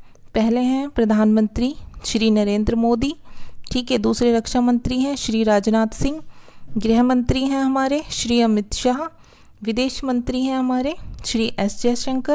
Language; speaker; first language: Hindi; native; Hindi